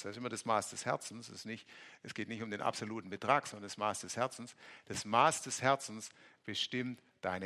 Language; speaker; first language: German; native; German